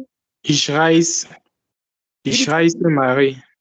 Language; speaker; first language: German; non-native, learner; French